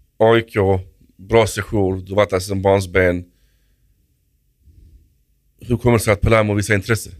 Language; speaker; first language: Swedish; native; Swedish